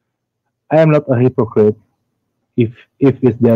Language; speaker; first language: English; non-native, learner; Indonesian